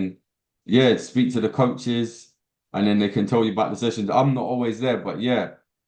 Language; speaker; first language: English; native; English